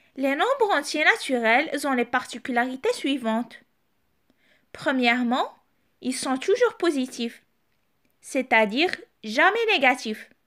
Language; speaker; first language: French; non-native, local second language; Arabic